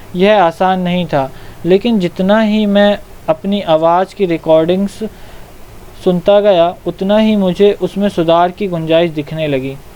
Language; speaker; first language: Hindi; native; Hindi